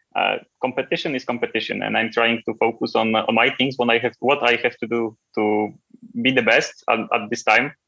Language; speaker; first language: English; non-native, fluent; Polish